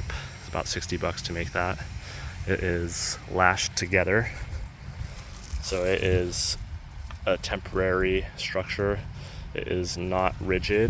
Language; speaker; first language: English; native; English